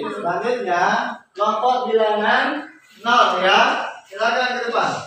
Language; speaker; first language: Indonesian; native; Indonesian